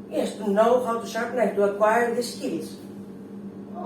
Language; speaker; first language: English; non-native, fluent; Greek